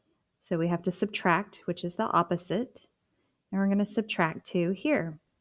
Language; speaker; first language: English; native; English